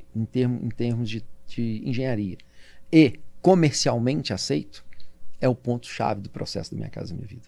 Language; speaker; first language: Portuguese; native; Portuguese